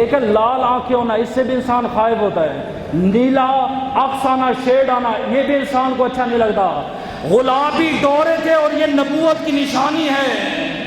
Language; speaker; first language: Urdu; non-native, local second language; Punjabi